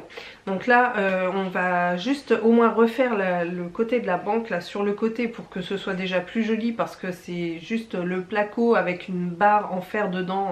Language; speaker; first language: French; native; French